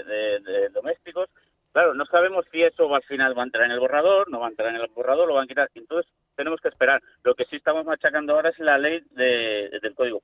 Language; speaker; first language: Spanish; native; Spanish